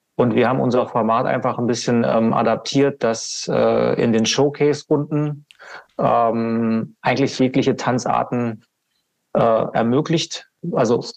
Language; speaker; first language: German; native; German